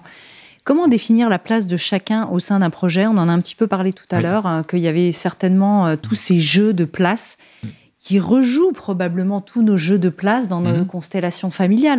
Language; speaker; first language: French; native; French